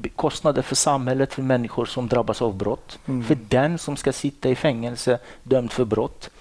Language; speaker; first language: Swedish; non-native, fluent; Arabic